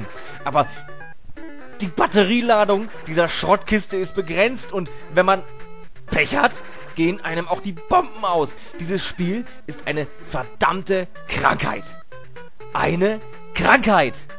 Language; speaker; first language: German; native; German